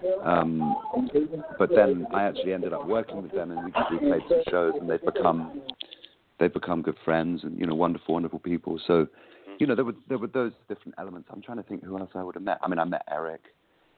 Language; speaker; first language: English; native; English